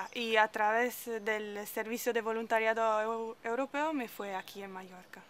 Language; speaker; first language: Spanish; non-native, fluent; Italian